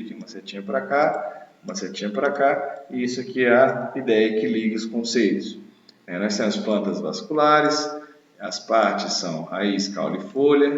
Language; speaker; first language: Portuguese; native; Portuguese